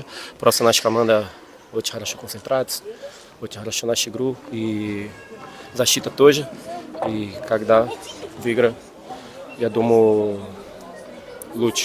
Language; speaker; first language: Russian; non-native, learner; Portuguese